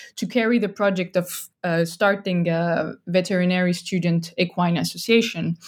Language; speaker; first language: English; non-native, fluent; French